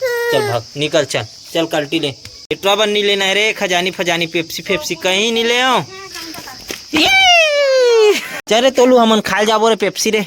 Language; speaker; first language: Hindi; non-native, local second language; Chhattisgarhi